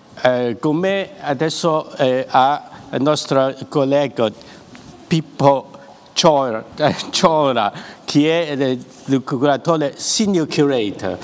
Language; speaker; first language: Italian; non-native, fluent; Chinese